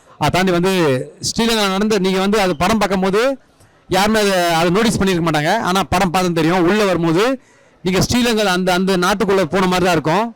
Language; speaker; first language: Tamil; native; Tamil